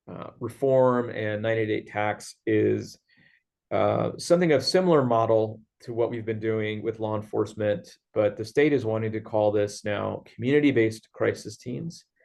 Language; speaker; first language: English; native; English